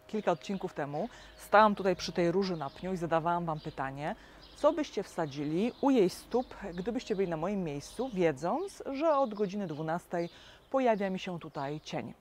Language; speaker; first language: Polish; native; Polish